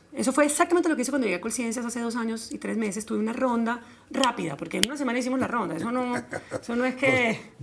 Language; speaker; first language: Spanish; native; Spanish